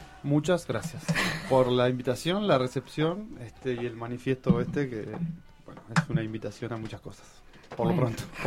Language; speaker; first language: Spanish; native; Spanish